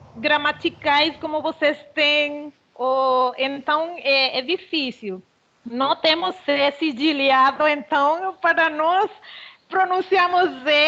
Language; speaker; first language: Portuguese; non-native, fluent; Spanish